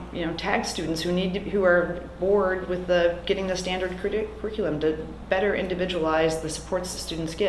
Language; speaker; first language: English; native; English